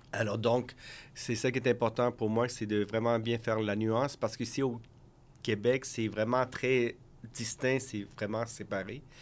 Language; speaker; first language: French; early bilingual, other home language; Spanish